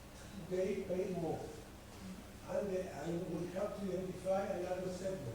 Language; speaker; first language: English; non-native, fluent; Spanish